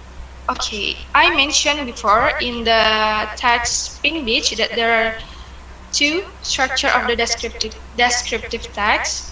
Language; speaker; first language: English; non-native, learner; Indonesian